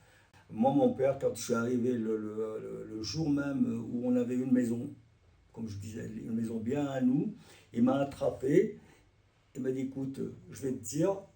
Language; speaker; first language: French; non-native, local second language; Kabyle